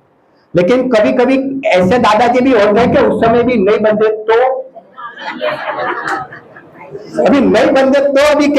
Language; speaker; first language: Hindi; non-native, local second language; Gujarati